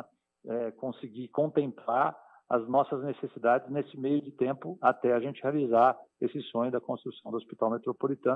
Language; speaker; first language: Portuguese; native; Portuguese